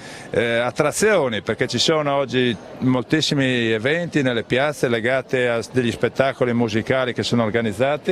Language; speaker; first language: Italian; native; Italian